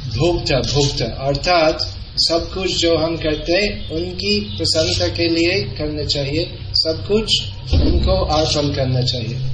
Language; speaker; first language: Hindi; non-native, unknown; English